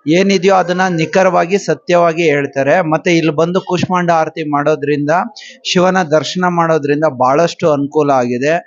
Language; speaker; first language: Kannada; native; Kannada